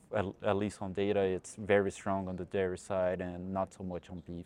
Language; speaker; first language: English; non-native, fluent; Portuguese